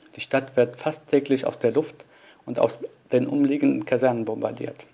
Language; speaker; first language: German; non-native, fluent; Arabic